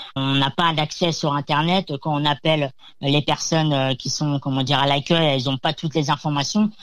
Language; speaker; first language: French; native; French